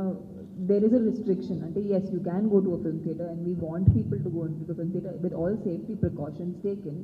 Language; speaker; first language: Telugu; non-native, local second language; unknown